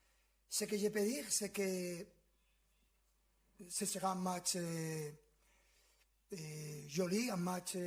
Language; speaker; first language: French; non-native, fluent; Spanish